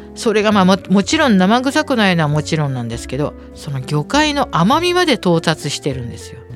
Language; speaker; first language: Japanese; native; Japanese